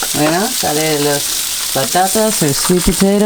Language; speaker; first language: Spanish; non-native, learner; English